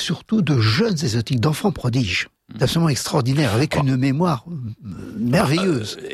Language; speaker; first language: French; native; French